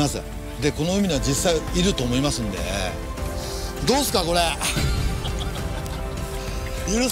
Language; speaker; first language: Japanese; native; Japanese